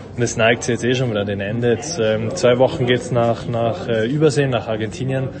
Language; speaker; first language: German; native; German